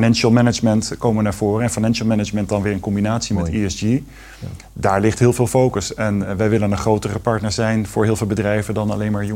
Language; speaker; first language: Dutch; native; Dutch